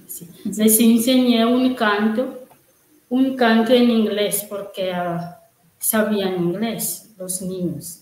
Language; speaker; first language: Spanish; non-native, learner; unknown